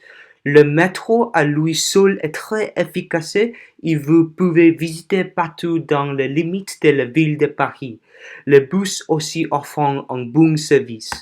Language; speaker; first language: French; non-native, learner; Korean